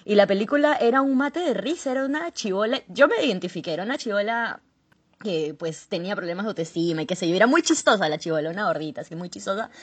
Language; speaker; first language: Spanish; native; Spanish